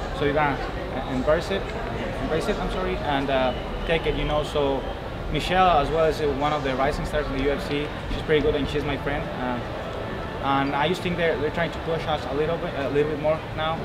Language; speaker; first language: English; non-native, fluent; Spanish